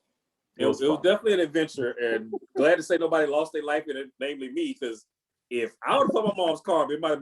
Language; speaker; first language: English; native; English